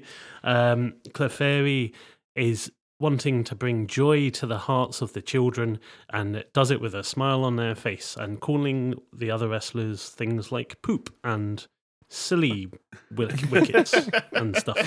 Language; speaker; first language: English; native; English